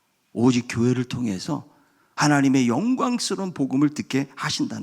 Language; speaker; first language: Korean; native; Korean